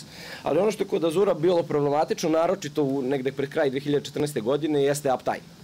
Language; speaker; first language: Serbian; native; Serbian